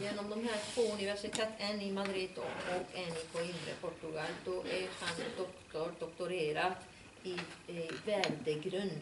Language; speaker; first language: Swedish; non-native, fluent; Spanish